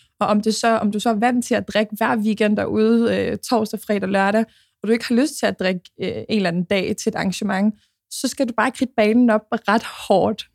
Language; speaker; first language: Danish; early bilingual, other home language; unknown